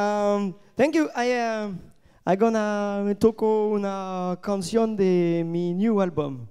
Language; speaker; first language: Spanish; non-native, learner; French